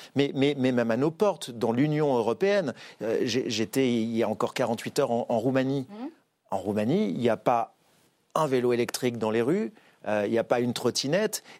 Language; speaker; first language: French; native; French